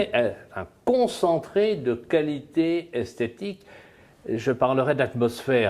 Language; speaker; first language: French; native; French